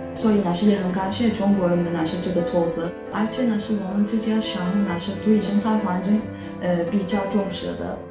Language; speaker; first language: Chinese; non-native, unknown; Turkish